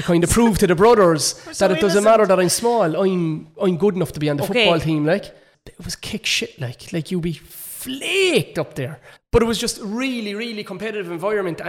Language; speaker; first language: English; native; English